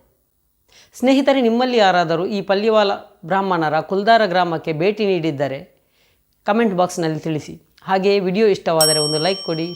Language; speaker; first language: Kannada; native; Kannada